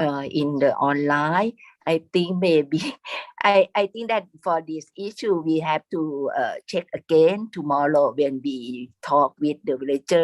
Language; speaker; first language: English; non-native, fluent; Thai